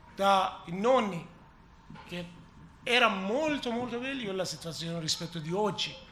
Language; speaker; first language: Italian; non-native, learner; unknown